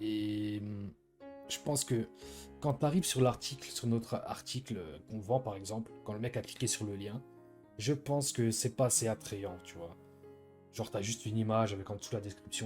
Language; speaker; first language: French; native; French